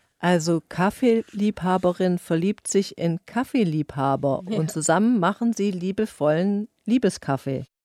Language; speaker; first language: German; native; German